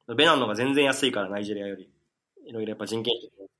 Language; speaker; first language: Japanese; native; Japanese